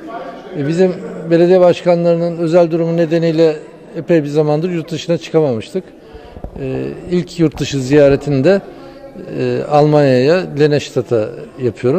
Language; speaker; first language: Turkish; native; Turkish